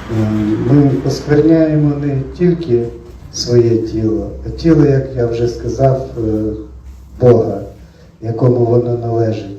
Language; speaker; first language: Ukrainian; non-native, local second language; Russian